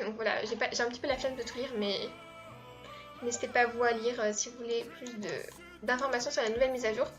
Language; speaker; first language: French; native; French